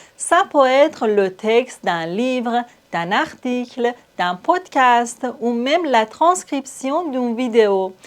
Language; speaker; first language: French; non-native, fluent; Persian